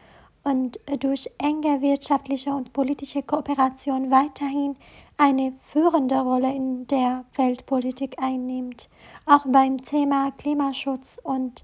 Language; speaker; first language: German; non-native, fluent; Arabic